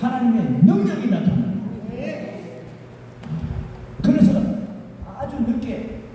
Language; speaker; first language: Korean; native; Korean